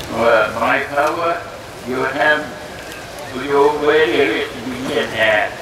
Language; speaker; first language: English; non-native, learner; Thai